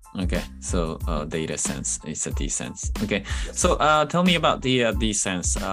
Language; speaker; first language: English; non-native, fluent; Japanese